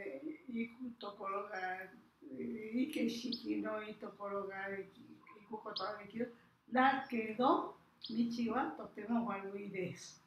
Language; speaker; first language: Japanese; non-native, learner; Spanish